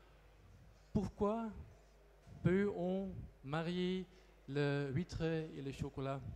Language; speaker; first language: French; non-native, local second language; Dutch